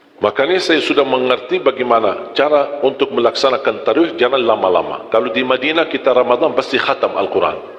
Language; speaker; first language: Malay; non-native, fluent; Arabic